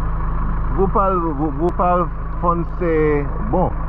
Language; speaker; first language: French; non-native, learner; English